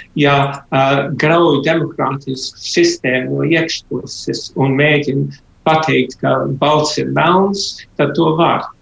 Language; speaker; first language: Latvian; early bilingual, heritage; Latvian